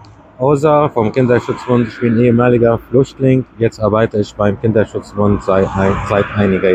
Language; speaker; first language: German; non-native, fluent; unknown